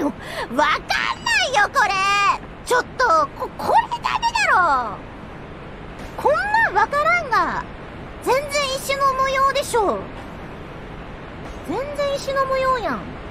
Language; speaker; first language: Japanese; native; Japanese